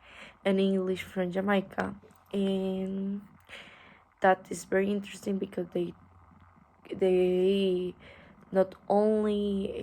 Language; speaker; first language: English; non-native, learner; Spanish